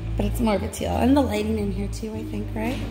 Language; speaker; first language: English; native; English